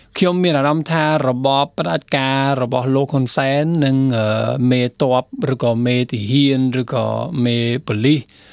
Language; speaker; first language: Khmer; non-native, fluent; Spanish